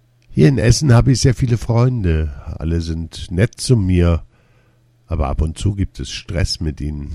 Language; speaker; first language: German; early bilingual, other home language; Turkish